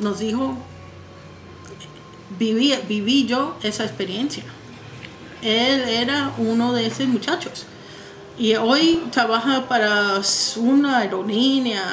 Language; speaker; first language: Spanish; non-native, fluent; English